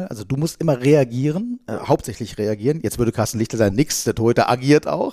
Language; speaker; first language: German; native; German